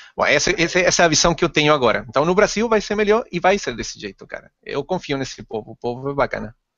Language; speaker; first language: Portuguese; non-native, fluent; Spanish